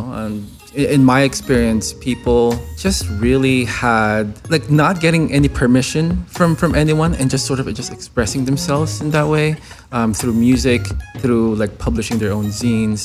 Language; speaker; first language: English; non-native, local second language; Filipino